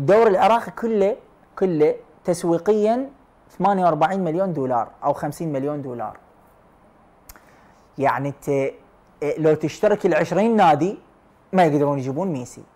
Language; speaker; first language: Arabic; native; Arabic